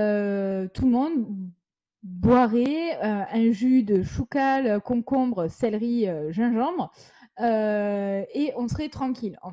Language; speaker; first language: French; native; French